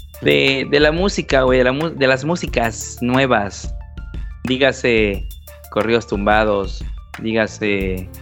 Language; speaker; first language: Spanish; native; Spanish